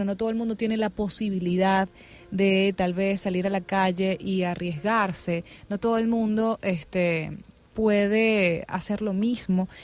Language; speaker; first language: Spanish; native; Spanish